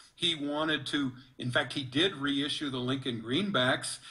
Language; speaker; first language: English; native; English